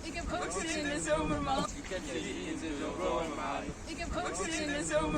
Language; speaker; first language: Dutch; non-native, learner; French